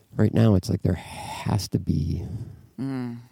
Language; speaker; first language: English; native; English